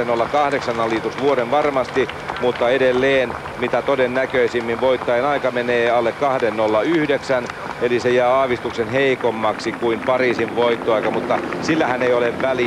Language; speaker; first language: Finnish; native; Finnish